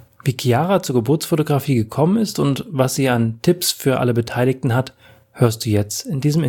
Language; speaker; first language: German; native; German